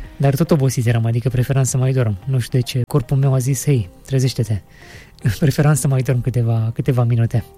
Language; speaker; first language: Romanian; native; Romanian